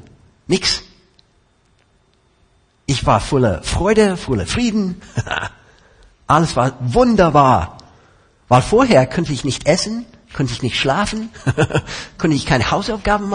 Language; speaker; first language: German; non-native, fluent; English